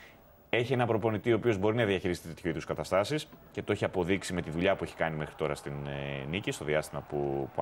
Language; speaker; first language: Greek; native; Greek